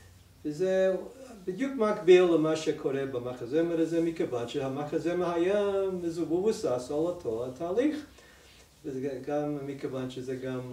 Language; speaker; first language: Hebrew; non-native, fluent; English